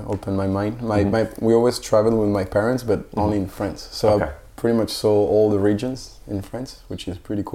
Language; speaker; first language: English; non-native, fluent; French